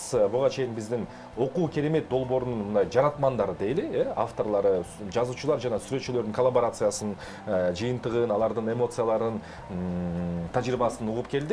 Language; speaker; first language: Kyrgyz; native; Kyrgyz